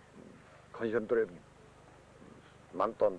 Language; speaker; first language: English; non-native, learner; Japanese